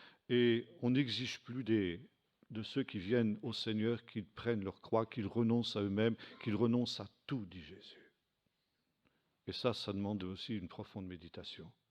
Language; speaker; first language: French; native; French